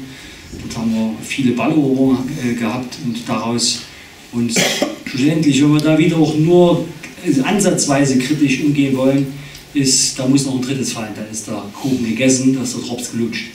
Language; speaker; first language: German; native; German